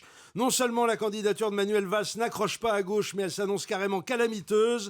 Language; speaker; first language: French; native; French